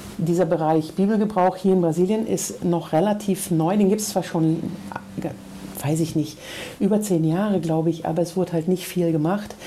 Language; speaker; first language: German; native; German